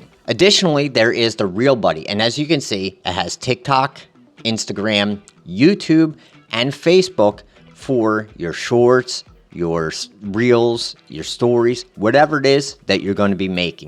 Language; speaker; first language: English; native; English